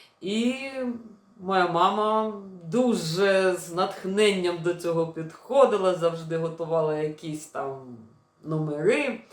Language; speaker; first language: Ukrainian; non-native, local second language; Russian